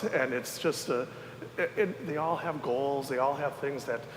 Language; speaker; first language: English; native; English